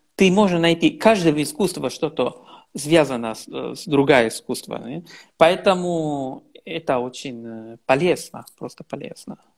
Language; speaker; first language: Russian; non-native, learner; Italian